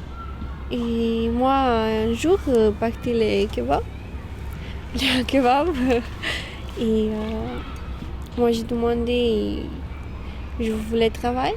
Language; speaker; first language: French; non-native, learner; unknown